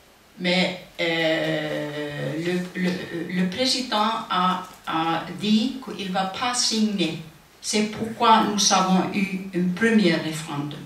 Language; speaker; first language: French; non-native, learner; Icelandic